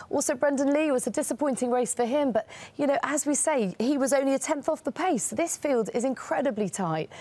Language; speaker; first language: English; native; English